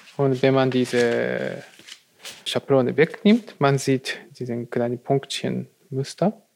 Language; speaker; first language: German; non-native, learner; Japanese